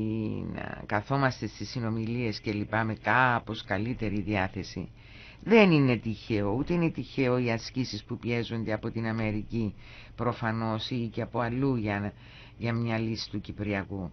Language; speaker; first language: Greek; native; Greek